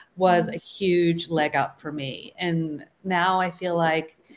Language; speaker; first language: English; native; English